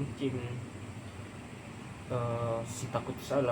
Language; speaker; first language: Indonesian; non-native, local second language; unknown